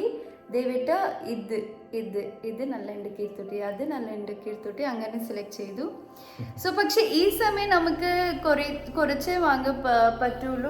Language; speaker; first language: Malayalam; non-native, local second language; Kannada